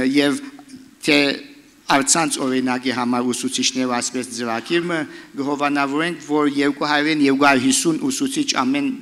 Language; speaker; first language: Armenian; early bilingual, heritage; Armenian